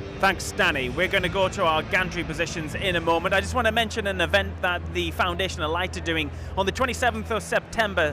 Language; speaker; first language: English; native; English